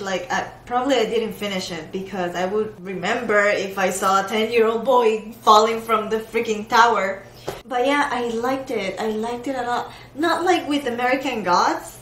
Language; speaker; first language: English; non-native, fluent; Spanish